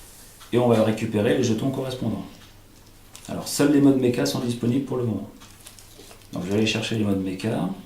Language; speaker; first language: French; native; French